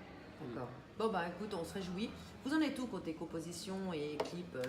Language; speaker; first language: French; native; French